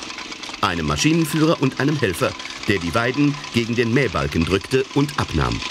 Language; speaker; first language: German; native; German